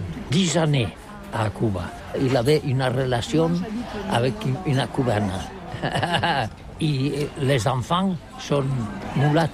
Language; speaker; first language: French; non-native, learner; Catalan